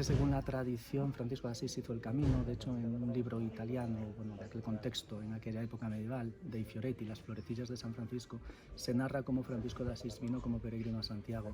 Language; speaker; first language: Spanish; native; Spanish